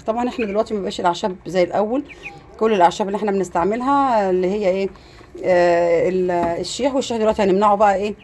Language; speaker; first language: Arabic; native; Arabic